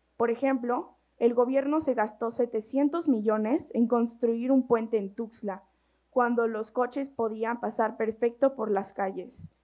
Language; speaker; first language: Spanish; native; Spanish